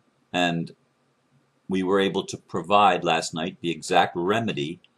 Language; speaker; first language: English; native; English